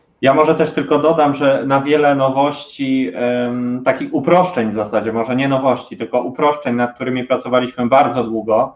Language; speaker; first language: Polish; native; Polish